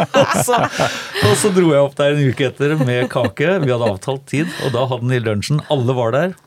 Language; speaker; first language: Norwegian; native; Norwegian